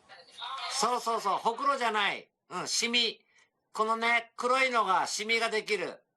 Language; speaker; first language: Japanese; native; Japanese